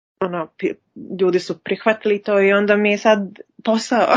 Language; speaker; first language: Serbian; early bilingual, heritage; Serbian